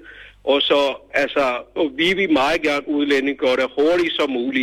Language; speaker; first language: Danish; non-native, learner; Urdu